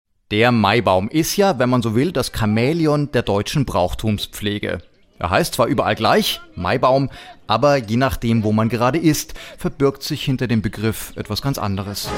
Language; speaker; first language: German; native; German